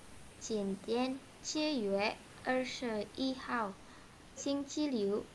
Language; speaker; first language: Chinese; non-native, learner; Indonesian